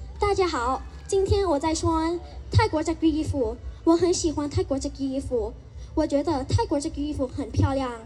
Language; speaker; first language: Chinese; non-native, learner; Thai